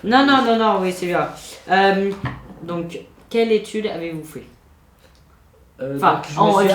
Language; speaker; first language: French; native; French